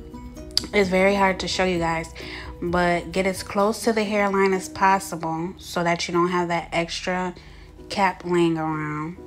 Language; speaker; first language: English; native; English